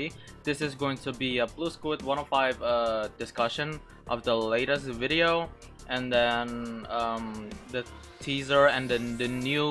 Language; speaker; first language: English; non-native, local second language; Filipino